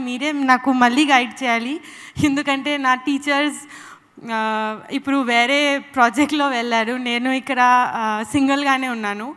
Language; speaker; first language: Telugu; non-native, local second language; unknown